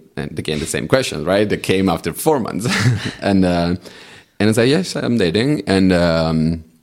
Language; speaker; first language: English; non-native, fluent; Italian